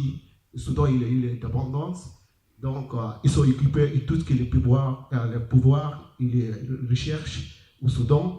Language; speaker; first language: French; non-native, learner; Arabic